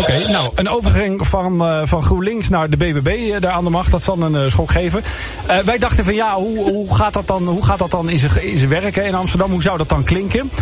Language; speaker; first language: Dutch; native; Dutch